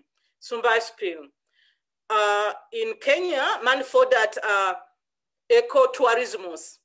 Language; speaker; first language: German; non-native, learner; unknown